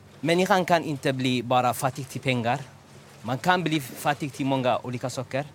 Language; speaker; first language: Swedish; non-native, learner; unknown